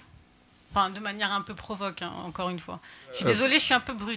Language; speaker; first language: French; native; French